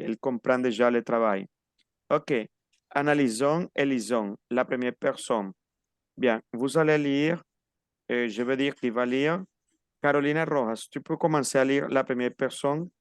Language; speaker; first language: French; non-native, fluent; Spanish